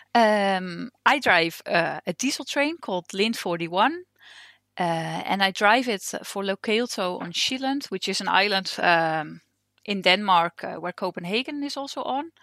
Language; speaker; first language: English; non-native, fluent; Dutch